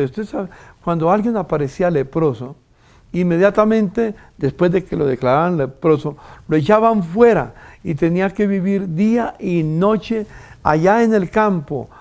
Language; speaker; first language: Spanish; native; Spanish